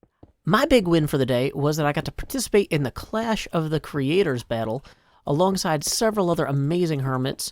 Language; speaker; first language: English; native; English